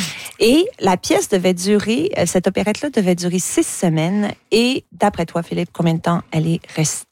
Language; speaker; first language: French; native; French